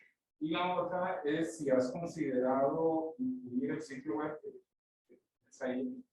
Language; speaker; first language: Spanish; native; Spanish